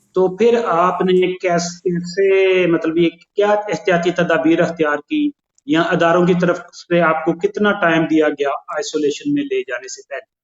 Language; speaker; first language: Urdu; non-native, local second language; Punjabi